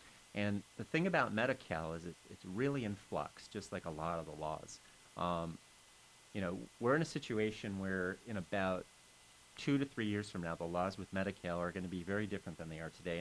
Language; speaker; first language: English; native; English